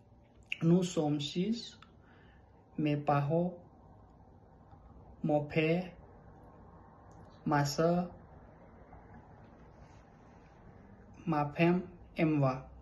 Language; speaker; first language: French; non-native, learner; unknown